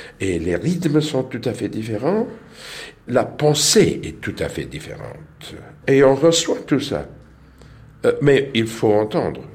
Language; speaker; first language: French; non-native, learner; English